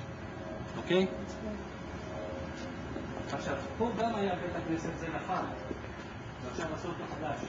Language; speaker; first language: Hebrew; non-native, fluent; Ladino